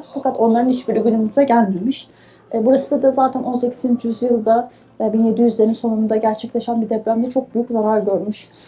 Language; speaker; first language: Turkish; native; Turkish